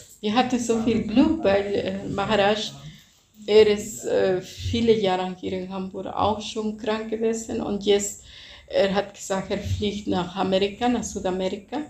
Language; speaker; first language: German; non-native, fluent; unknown